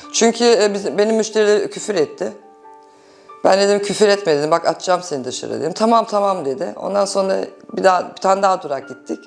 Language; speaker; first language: Turkish; early bilingual, heritage; Turkish